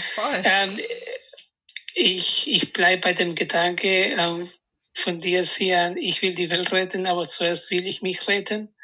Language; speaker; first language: German; non-native, fluent; Spanish